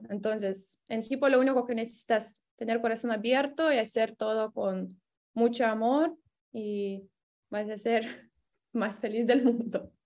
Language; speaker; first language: Spanish; non-native, fluent; Lithuanian